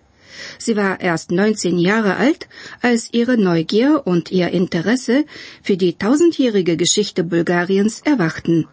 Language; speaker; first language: German; non-native, fluent; Bulgarian